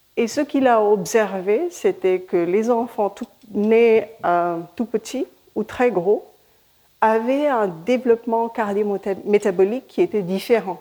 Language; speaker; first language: French; non-native, fluent; Hindi